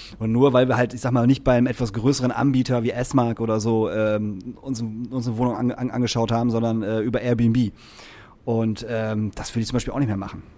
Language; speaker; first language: German; native; German